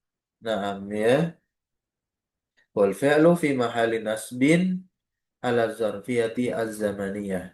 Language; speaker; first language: Arabic; non-native, fluent; Indonesian